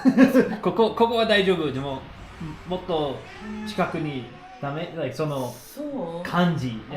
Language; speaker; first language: Japanese; non-native, learner; English